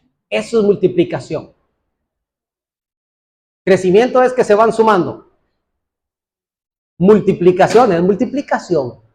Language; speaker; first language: Spanish; native; Spanish